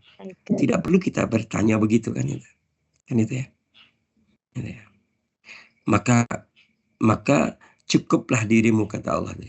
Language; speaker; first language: Indonesian; native; Indonesian